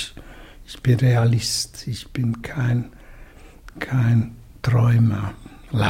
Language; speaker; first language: German; early bilingual, other home language; Russian